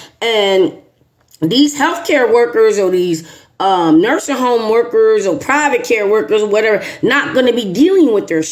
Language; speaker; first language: English; native; English